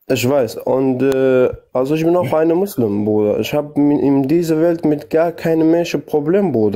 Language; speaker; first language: German; non-native, learner; Kurdish